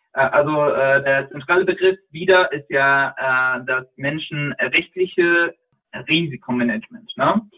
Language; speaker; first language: German; non-native, fluent; Polish